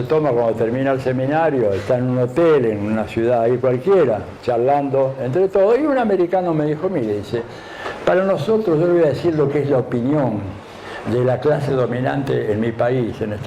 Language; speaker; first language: Spanish; native; Spanish